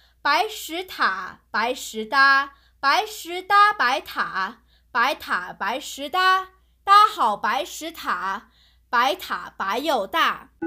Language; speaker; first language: Chinese; early bilingual, heritage; Chinese